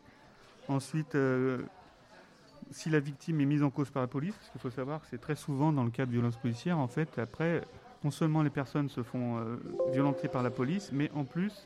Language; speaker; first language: French; native; French